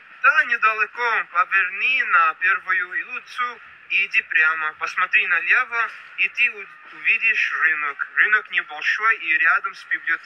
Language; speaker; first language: Russian; non-native, learner; English